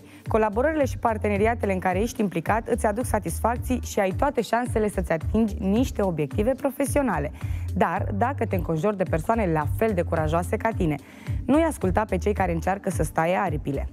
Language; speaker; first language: Romanian; native; Romanian